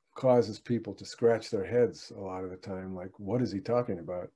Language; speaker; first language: English; native; English